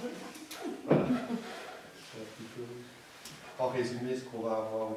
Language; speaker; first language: French; native; French